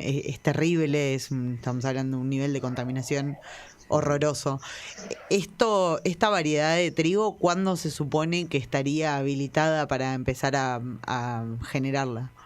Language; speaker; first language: Spanish; native; Spanish